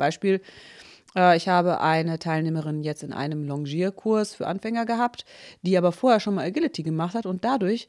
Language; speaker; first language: German; native; German